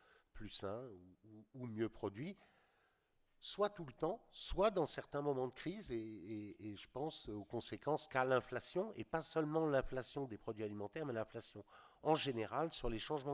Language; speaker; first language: French; native; French